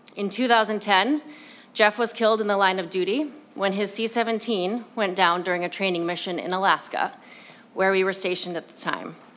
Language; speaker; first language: English; native; English